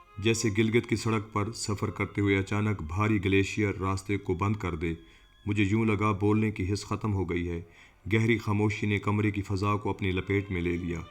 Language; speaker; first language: Urdu; non-native, local second language; Sindhi